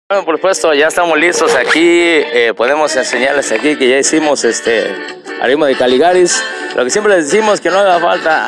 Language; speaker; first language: Spanish; native; Spanish